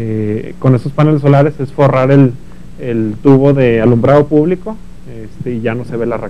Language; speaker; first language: Spanish; native; Spanish